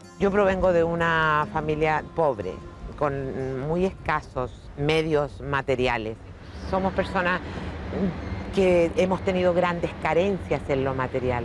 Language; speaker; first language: Spanish; native; Spanish